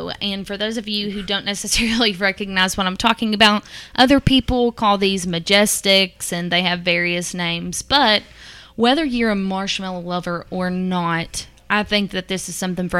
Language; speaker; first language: English; native; English